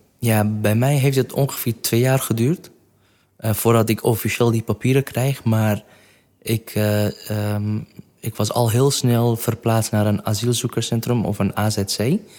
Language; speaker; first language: Dutch; non-native, fluent; Kurdish